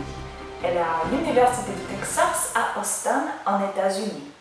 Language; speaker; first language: French; non-native, learner; English